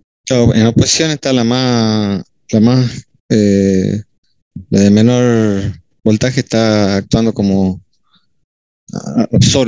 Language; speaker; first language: Spanish; native; Spanish